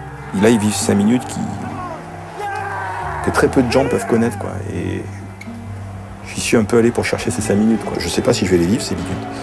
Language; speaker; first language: French; native; French